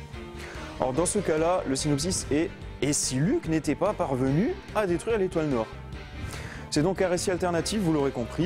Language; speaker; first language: French; native; French